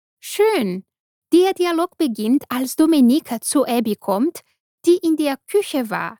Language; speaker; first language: German; non-native, fluent; Portuguese